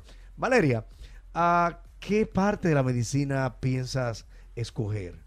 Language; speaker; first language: Spanish; native; Spanish